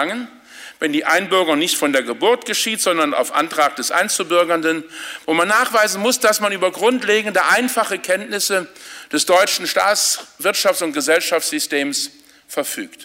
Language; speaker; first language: German; native; German